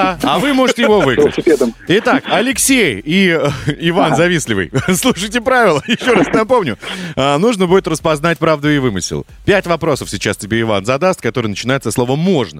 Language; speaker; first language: Russian; native; Russian